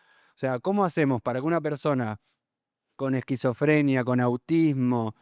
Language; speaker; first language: Spanish; native; Spanish